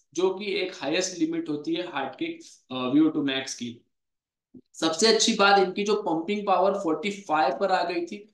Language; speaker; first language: Hindi; non-native, local second language; Marathi